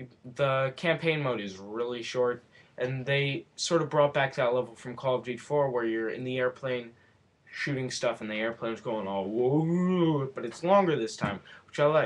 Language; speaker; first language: English; native; English